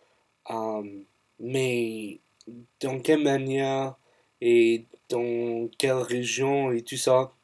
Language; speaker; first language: French; non-native, fluent; English